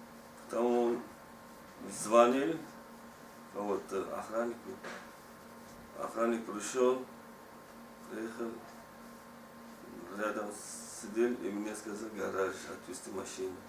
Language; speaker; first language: Russian; non-native, learner; Tajik